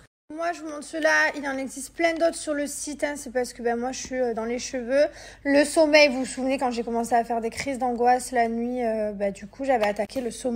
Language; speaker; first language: French; native; French